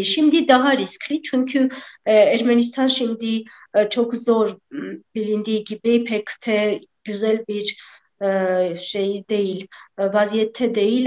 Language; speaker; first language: Turkish; non-native, fluent; Armenian